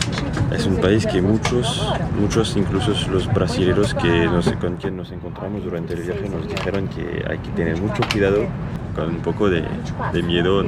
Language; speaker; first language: Spanish; non-native, fluent; French